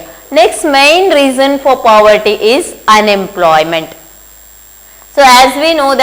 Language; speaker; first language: English; non-native, local second language; Kannada